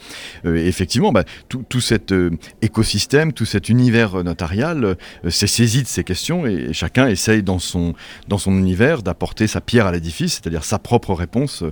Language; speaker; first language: French; native; French